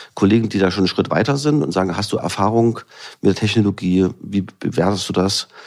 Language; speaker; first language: German; native; German